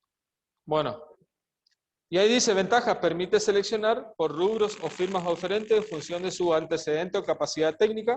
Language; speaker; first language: Spanish; native; Spanish